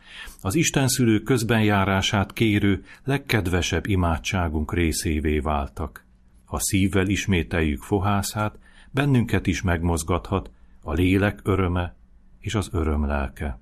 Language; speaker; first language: Hungarian; native; Hungarian